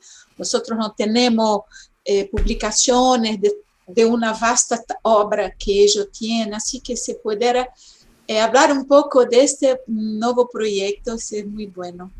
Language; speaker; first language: Spanish; non-native, fluent; Portuguese